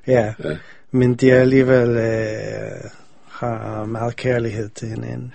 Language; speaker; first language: Danish; non-native, fluent; English